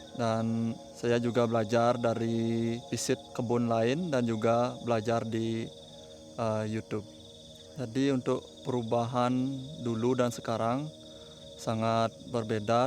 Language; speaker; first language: Indonesian; non-native, local second language; Balinese